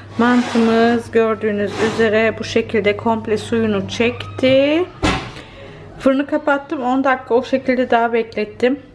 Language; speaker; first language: Turkish; early bilingual, heritage; Turkish